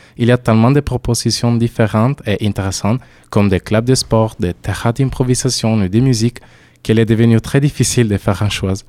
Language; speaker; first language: French; non-native, learner; Italian